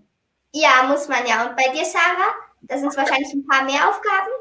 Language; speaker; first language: German; early bilingual, other home language; Turkish